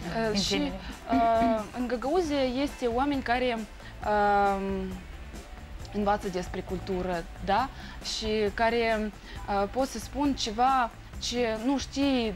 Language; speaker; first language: Romanian; non-native, learner; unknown